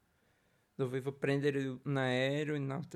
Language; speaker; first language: Italian; non-native, learner; Portuguese